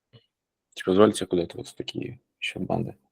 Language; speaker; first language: Russian; native; Russian